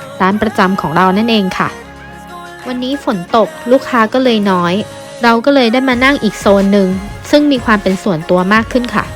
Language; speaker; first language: Thai; native; Thai